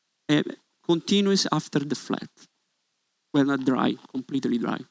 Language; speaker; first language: English; non-native, learner; Italian